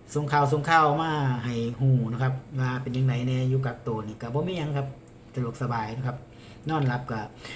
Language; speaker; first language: Thai; native; Thai